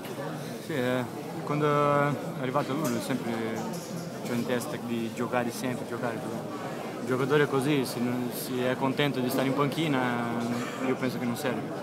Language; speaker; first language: Italian; non-native, fluent; Portuguese